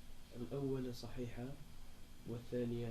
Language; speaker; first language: Arabic; non-native, learner; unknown